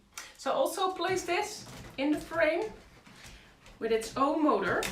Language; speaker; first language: English; non-native, fluent; Dutch